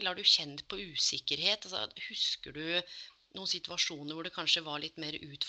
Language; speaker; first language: Norwegian; native; Norwegian